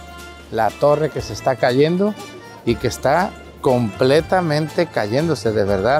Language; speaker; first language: Spanish; native; Spanish